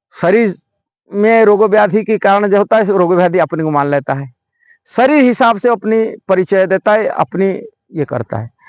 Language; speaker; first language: Hindi; non-native, local second language; Odia